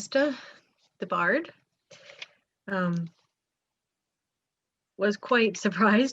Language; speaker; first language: English; native; English